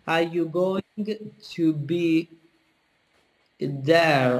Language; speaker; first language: English; non-native, learner; Italian